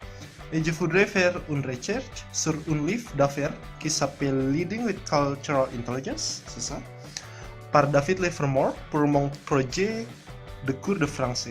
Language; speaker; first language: French; non-native, learner; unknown